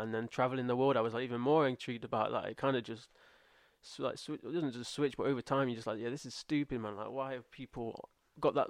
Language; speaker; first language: English; native; English